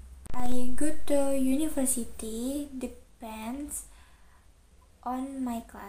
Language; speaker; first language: English; non-native, learner; Indonesian